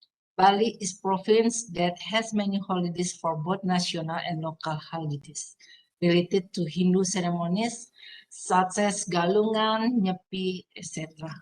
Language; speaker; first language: English; non-native, fluent; Indonesian